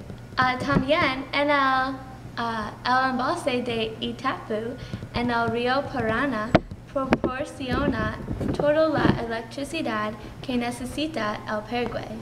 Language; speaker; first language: Spanish; non-native, learner; English